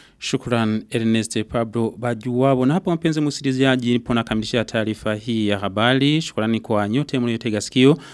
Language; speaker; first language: Swahili; non-native, local second language; Rundi